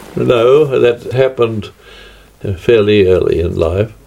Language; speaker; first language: English; native; English